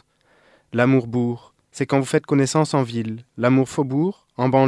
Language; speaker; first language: French; native; French